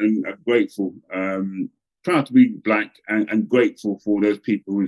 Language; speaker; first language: English; native; English